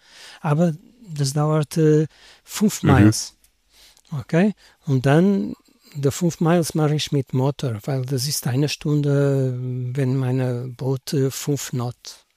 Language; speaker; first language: German; non-native, learner; Portuguese